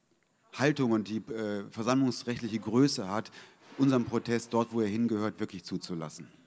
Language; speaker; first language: German; native; German